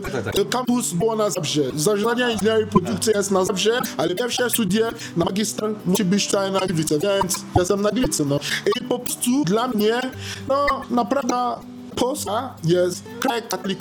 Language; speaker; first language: Polish; non-native, learner; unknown